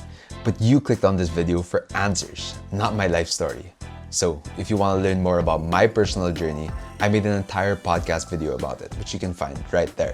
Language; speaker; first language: English; non-native, local second language; Filipino